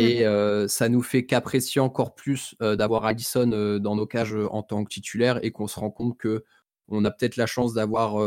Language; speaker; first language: French; native; French